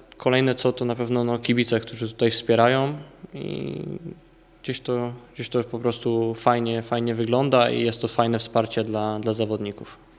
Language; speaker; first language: Polish; native; Polish